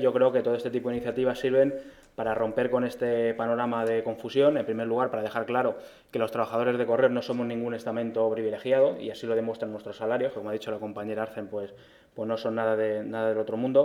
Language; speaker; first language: Spanish; native; Spanish